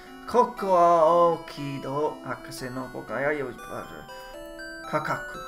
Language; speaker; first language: Japanese; non-native, learner; English